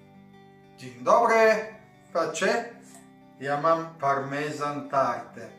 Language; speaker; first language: Polish; non-native, learner; Italian